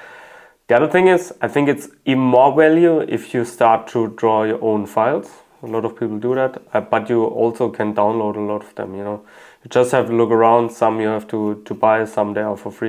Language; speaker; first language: English; non-native, fluent; German